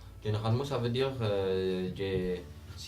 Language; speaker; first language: French; non-native, learner; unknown